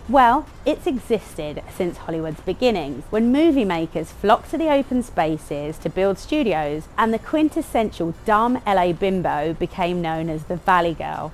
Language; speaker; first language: English; native; English